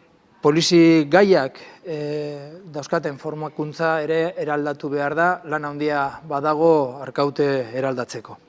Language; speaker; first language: Basque; native; Basque